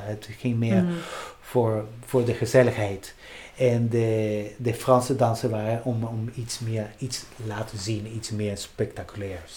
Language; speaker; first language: Dutch; non-native, fluent; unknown